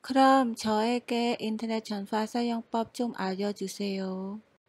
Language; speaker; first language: Korean; non-native, fluent; Khmer